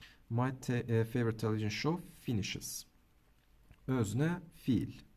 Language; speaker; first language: English; non-native, fluent; Turkish